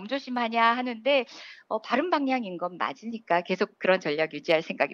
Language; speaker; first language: Korean; native; Korean